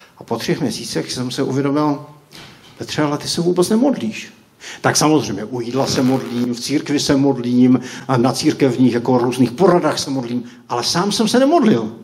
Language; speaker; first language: Czech; native; Czech